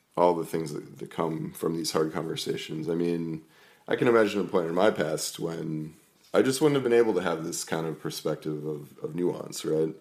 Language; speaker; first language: English; native; English